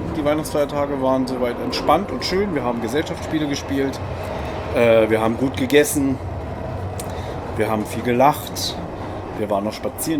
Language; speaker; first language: German; native; German